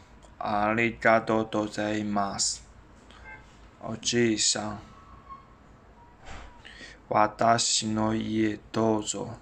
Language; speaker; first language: Japanese; non-native, learner; Chinese